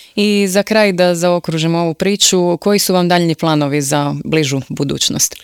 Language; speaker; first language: Croatian; native; Croatian